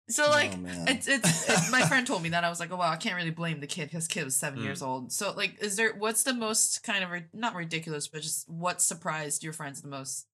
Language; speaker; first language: English; non-native, fluent; Chinese